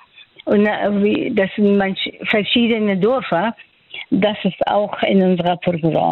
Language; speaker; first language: German; non-native, fluent; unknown